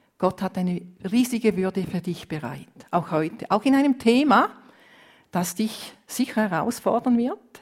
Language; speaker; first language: German; non-native, fluent; Romanian